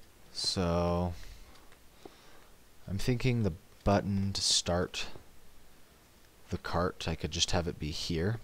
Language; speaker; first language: English; native; English